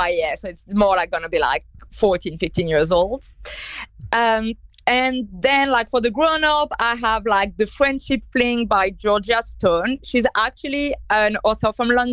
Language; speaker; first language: English; non-native, fluent; French